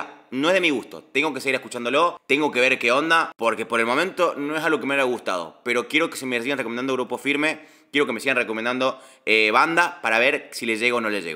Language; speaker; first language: Spanish; native; Spanish